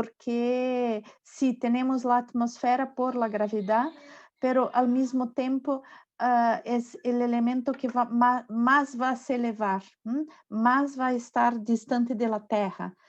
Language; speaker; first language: Spanish; non-native, learner; Portuguese